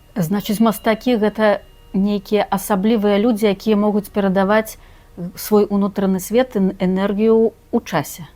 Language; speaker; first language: Belarusian; native; Belarusian